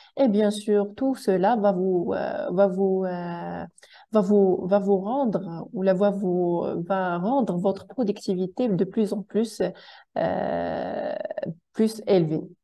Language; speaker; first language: French; non-native, local second language; Arabic